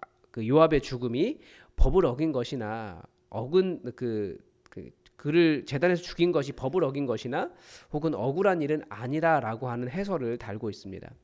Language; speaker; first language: Korean; native; Korean